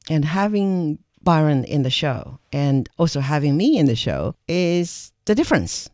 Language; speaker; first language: English; non-native, fluent; Chinese